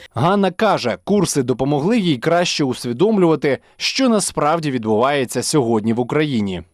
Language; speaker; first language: Ukrainian; native; Ukrainian